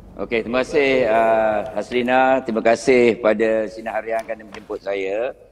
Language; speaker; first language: Malay; native; Malay